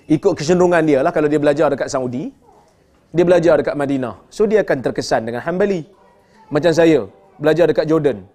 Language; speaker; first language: Malay; native; Malay